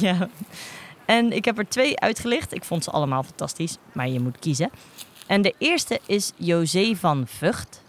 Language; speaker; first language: Dutch; native; Dutch